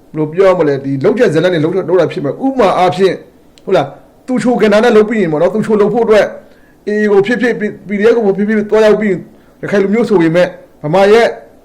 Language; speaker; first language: Burmese; native; Burmese